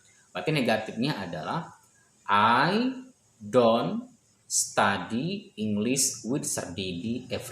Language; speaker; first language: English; non-native, fluent; Indonesian